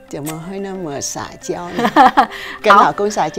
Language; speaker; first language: Chinese; non-native, local second language; Vietnamese